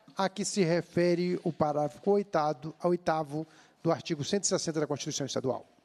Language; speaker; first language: Portuguese; native; Portuguese